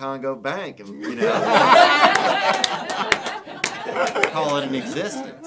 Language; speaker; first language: English; native; English